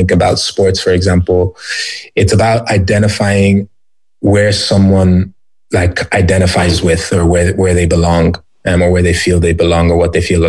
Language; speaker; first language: English; native; English